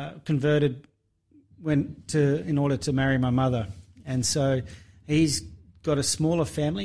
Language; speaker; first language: English; native; English